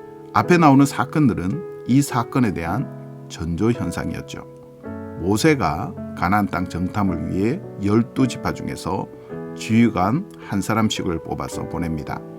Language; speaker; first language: Korean; native; Korean